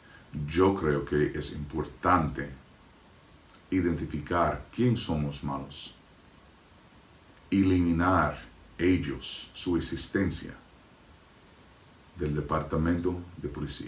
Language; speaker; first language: Spanish; non-native, fluent; English